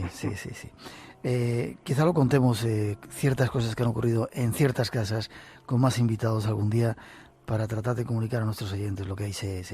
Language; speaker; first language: Spanish; native; Spanish